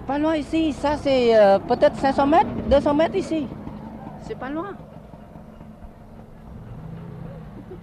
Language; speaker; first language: French; non-native, learner; Vietnamese